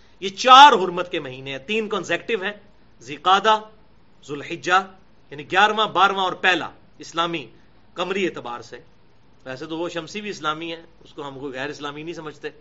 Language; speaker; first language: Urdu; non-native, local second language; Punjabi